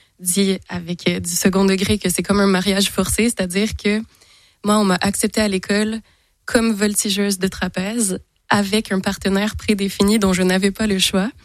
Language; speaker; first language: French; native; French